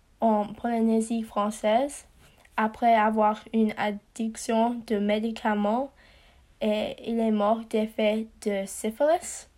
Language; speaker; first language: French; non-native, learner; English